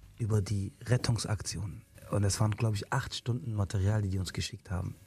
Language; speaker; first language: German; early bilingual, other home language; Arabic